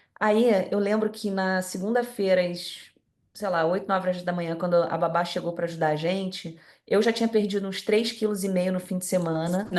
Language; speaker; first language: Portuguese; native; Portuguese